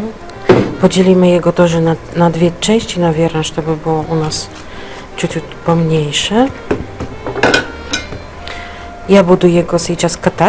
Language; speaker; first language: Russian; non-native, fluent; Polish